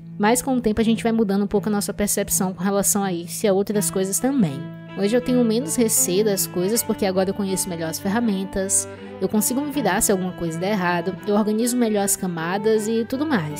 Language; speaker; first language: Portuguese; native; Portuguese